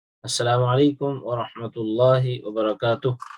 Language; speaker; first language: Arabic; non-native, fluent; Urdu